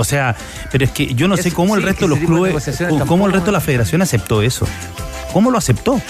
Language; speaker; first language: Spanish; native; Spanish